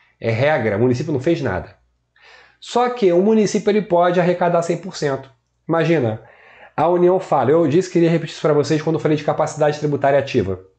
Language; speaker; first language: Portuguese; native; Portuguese